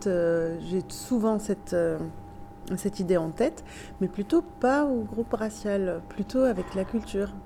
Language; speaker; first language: French; non-native, local second language; Arabic